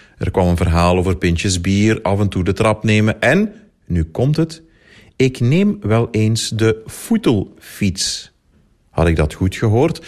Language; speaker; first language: Dutch; native; Dutch